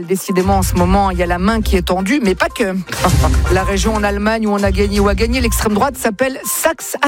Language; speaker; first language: French; native; French